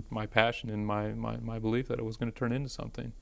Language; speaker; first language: English; native; English